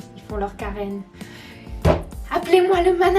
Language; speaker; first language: French; native; French